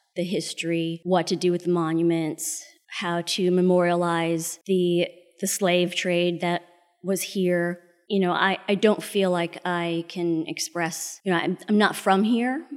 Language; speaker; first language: English; early bilingual, other home language; Spanish